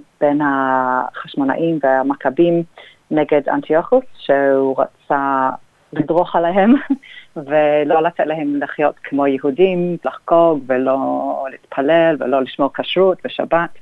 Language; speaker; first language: Hebrew; non-native, fluent; English